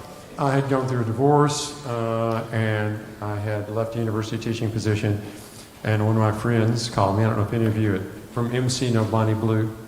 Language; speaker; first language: English; native; English